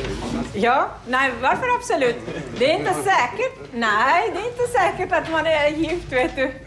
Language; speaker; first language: Swedish; non-native, fluent; Arabic